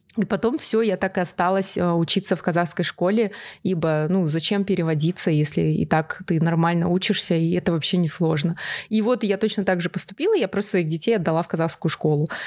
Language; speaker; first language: Russian; native; Russian